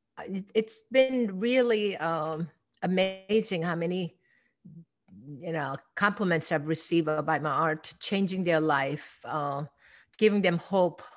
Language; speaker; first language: English; non-native, fluent; Korean